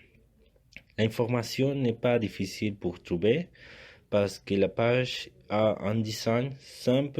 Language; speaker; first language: French; non-native, learner; Spanish